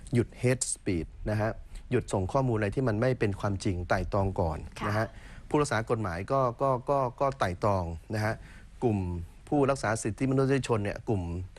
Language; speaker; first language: Thai; native; Thai